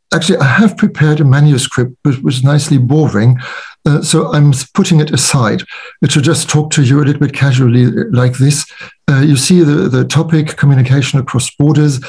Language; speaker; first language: English; non-native, fluent; German